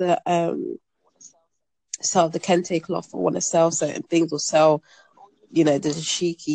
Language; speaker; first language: English; native; English